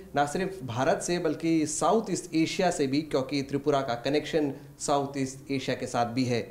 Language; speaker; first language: Hindi; native; Hindi